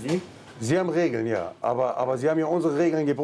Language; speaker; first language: German; native; German